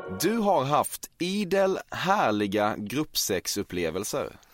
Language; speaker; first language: Swedish; native; Swedish